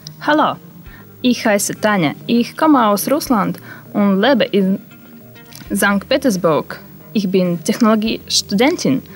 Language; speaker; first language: German; non-native, learner; Russian